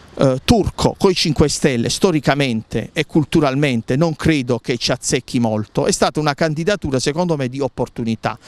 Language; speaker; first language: Italian; native; Italian